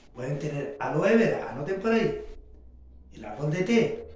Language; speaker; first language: Spanish; native; Spanish